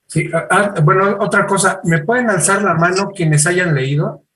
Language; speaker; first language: Spanish; native; Spanish